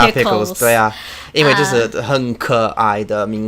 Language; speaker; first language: Chinese; non-native, learner; English